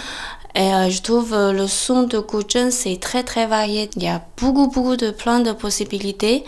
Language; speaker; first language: French; non-native, fluent; Chinese